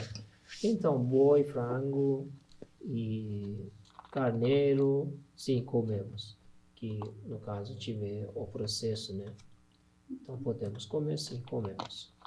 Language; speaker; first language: Portuguese; non-native, learner; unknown